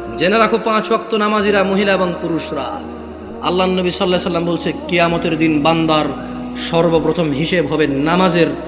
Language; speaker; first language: Bangla; early bilingual, heritage; Bangla